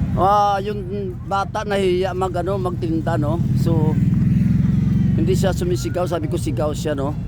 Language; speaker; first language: Filipino; non-native, local second language; Hiligaynon